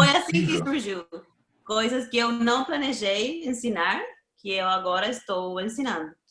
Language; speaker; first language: Portuguese; non-native, fluent; Spanish